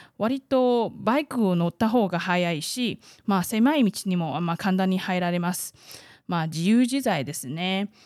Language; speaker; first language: Japanese; non-native, fluent; Chinese